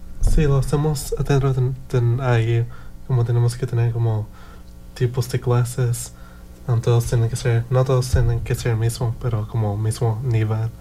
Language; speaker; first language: Spanish; early bilingual, heritage; Spanish